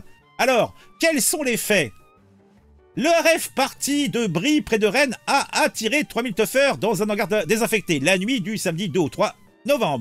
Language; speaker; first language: French; native; French